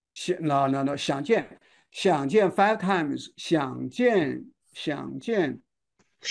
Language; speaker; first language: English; non-native, learner; Chinese